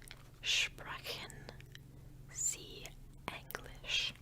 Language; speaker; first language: German; non-native, learner; English